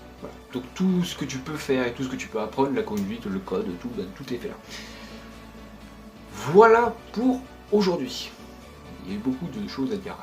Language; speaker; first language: French; native; French